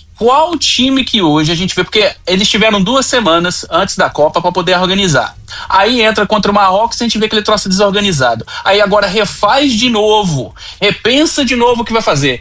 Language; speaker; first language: Portuguese; native; Portuguese